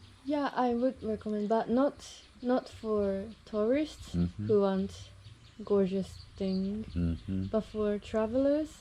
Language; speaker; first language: English; non-native, fluent; Japanese